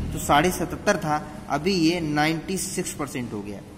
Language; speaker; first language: Hindi; native; Hindi